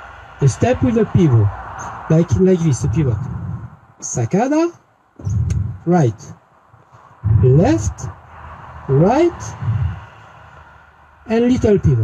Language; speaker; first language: English; non-native, learner; French